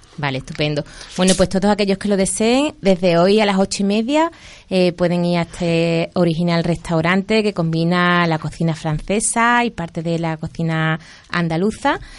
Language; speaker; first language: Spanish; native; Spanish